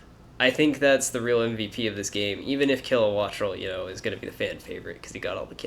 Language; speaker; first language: English; native; English